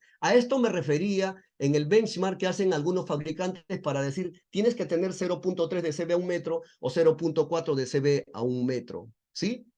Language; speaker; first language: Spanish; native; Spanish